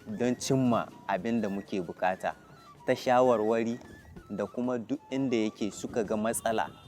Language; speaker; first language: Hausa; native; Hausa